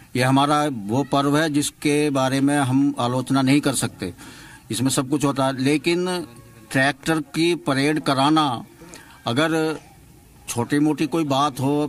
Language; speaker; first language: Hindi; native; Hindi